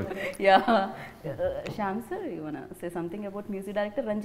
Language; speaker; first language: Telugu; native; Telugu